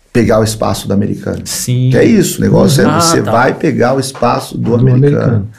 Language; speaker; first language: Portuguese; early bilingual, other home language; Spanish